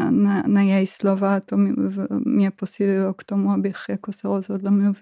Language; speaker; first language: Czech; non-native, fluent; Hebrew